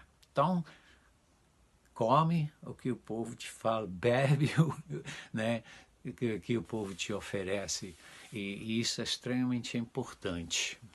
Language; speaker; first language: Portuguese; non-native, fluent; Dutch